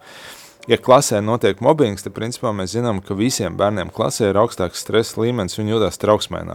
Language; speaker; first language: Latvian; native; Latvian